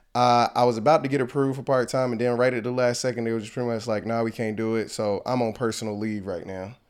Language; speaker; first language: English; native; English